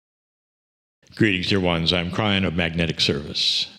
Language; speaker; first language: English; native; English